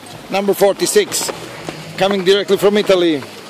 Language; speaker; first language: English; non-native, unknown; Croatian